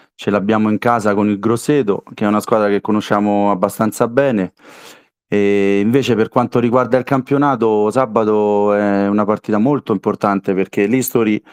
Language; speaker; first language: Italian; native; Italian